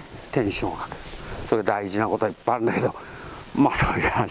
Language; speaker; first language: Japanese; native; Japanese